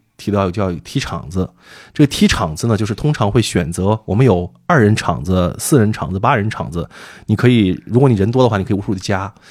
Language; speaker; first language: Chinese; native; Chinese